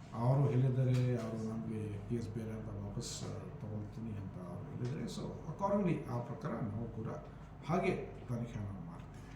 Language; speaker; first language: Kannada; non-native, fluent; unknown